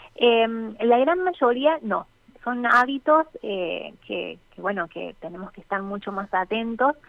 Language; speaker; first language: Spanish; native; Spanish